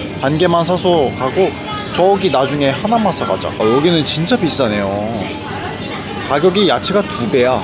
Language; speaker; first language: Korean; native; Korean